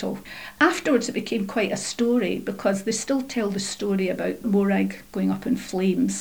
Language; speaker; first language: English; native; English